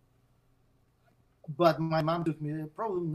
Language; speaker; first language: English; non-native, fluent; Russian